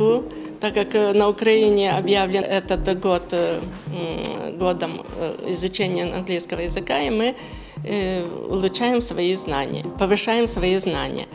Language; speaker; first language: Russian; non-native, local second language; Ukrainian